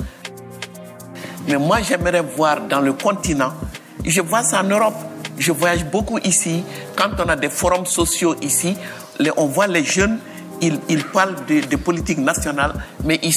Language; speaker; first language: French; non-native, local second language; Bambara